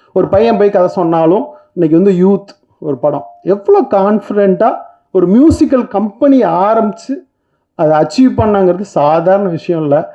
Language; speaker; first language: Tamil; native; Tamil